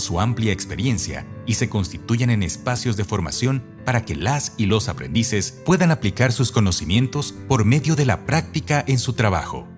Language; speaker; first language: Spanish; native; Spanish